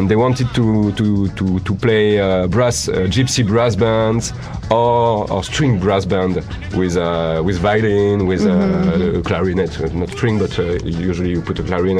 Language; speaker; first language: English; non-native, learner; French